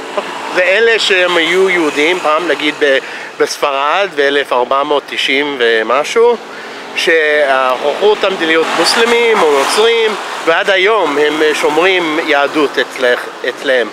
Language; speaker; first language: Hebrew; non-native, fluent; English